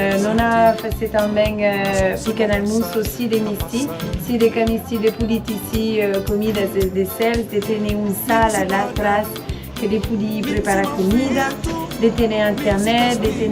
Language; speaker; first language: Portuguese; non-native, local second language; Upper Guinea Crioulo